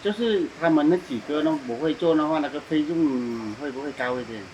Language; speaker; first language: Chinese; non-native, fluent; Vietnamese